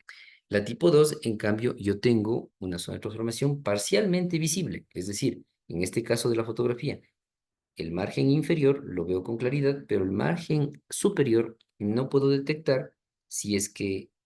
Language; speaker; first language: Spanish; native; Spanish